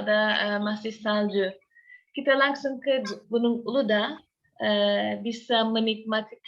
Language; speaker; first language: Indonesian; non-native, learner; Turkish